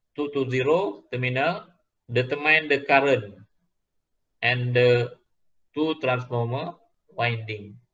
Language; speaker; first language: English; non-native, local second language; Malay